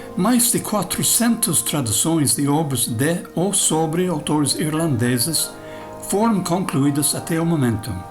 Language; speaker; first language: Portuguese; non-native, fluent; English